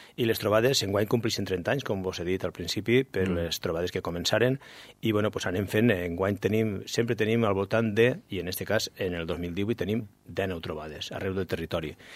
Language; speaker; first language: Catalan; native; Catalan